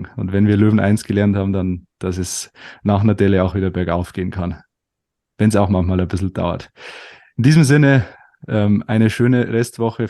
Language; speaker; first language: German; native; German